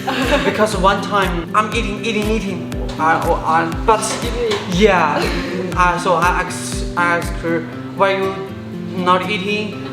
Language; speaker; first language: English; non-native, learner; Chinese